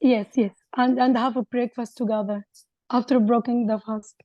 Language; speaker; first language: English; non-native, learner; Arabic